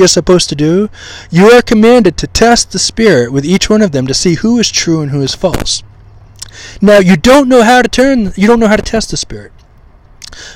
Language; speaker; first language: English; native; English